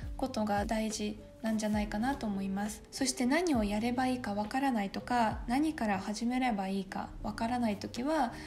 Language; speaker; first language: Japanese; non-native, fluent; Russian